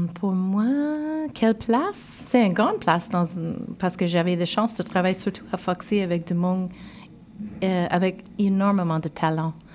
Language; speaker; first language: French; non-native, fluent; English